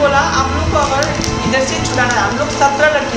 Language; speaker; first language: Hindi; non-native, fluent; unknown